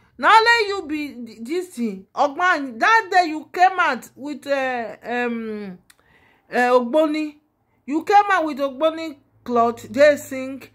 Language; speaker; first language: Nigerian Pidgin; non-native, local second language; Yoruba